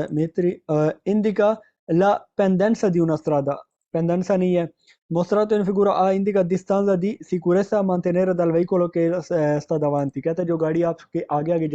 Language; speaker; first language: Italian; non-native, fluent; Urdu